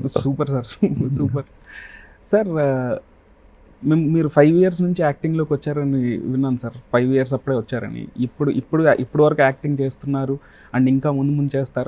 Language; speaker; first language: Telugu; native; Telugu